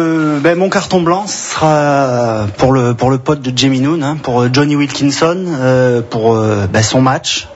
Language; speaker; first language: French; native; French